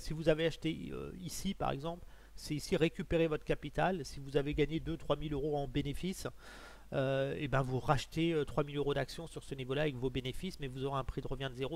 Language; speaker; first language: French; native; French